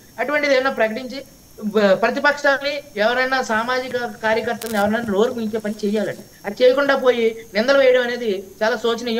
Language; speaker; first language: Telugu; native; Telugu